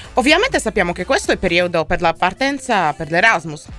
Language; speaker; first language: Italian; native; Italian